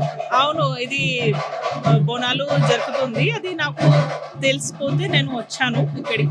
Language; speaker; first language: Telugu; non-native, learner; Hindi